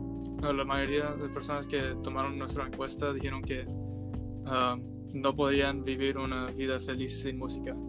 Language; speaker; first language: Spanish; non-native, learner; English